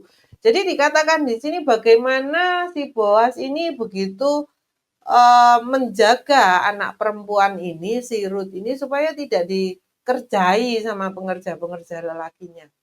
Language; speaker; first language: Indonesian; native; Indonesian